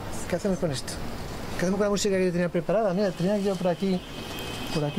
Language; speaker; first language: Spanish; native; Spanish